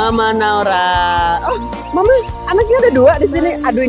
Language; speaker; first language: Indonesian; native; Indonesian